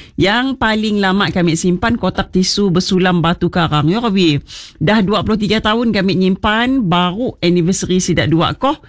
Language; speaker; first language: Malay; native; Malay